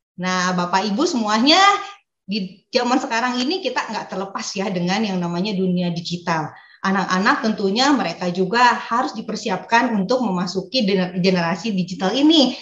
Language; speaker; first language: Indonesian; native; Indonesian